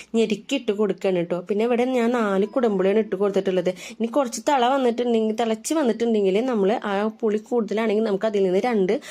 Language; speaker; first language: Malayalam; native; Malayalam